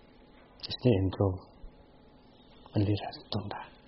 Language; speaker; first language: Dutch; non-native, fluent; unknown